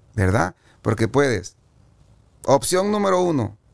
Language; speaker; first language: Spanish; native; Spanish